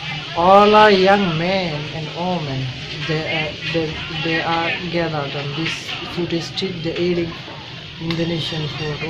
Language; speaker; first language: English; non-native, learner; Bangla